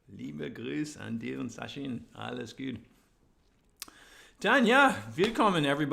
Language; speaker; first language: German; non-native, learner; English